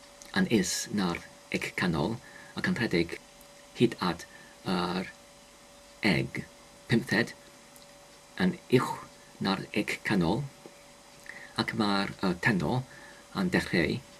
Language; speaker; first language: Welsh; non-native, learner; English